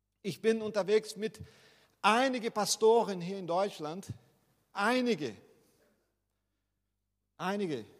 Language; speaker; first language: German; non-native, fluent; Portuguese